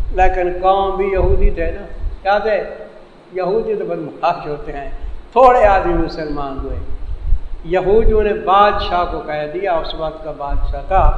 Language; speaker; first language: Urdu; non-native, local second language; Saraiki